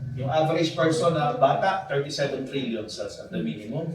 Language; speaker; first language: English; non-native, local second language; Filipino